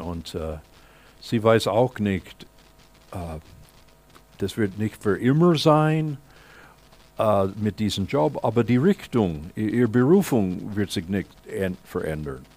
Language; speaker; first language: German; non-native, fluent; English